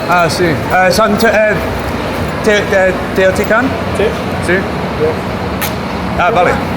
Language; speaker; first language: Spanish; non-native, learner; English